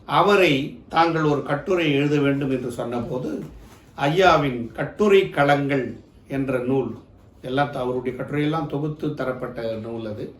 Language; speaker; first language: Tamil; native; Tamil